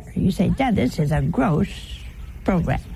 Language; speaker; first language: English; native; English